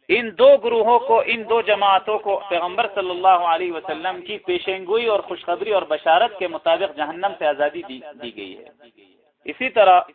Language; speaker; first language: Urdu; non-native, local second language; Pashto